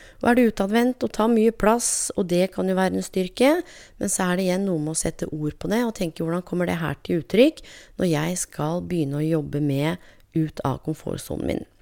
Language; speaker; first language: Norwegian; native; Norwegian